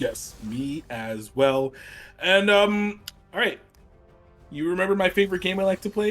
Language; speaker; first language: English; native; English